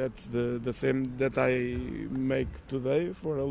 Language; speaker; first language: English; non-native, fluent; Portuguese